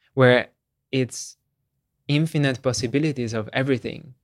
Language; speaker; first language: English; non-native, fluent; Slovenian